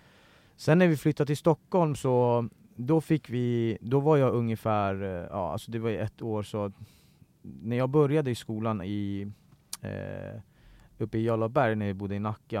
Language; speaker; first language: Swedish; early bilingual, other home language; Persian